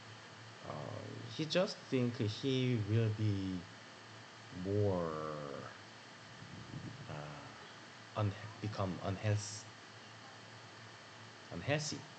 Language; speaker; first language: English; non-native, learner; Korean